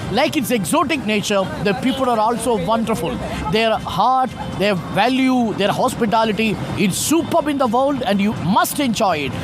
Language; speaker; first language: English; non-native, local second language; Malayalam